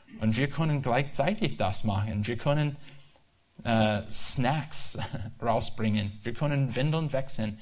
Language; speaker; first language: German; non-native, learner; English